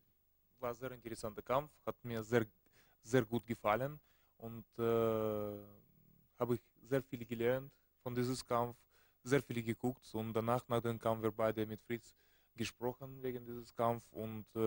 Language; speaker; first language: German; non-native, learner; Russian